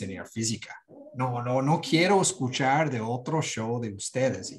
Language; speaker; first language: Spanish; non-native, fluent; English